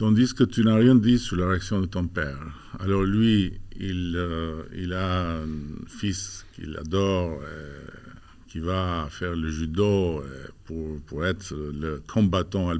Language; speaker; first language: French; non-native, fluent; Albanian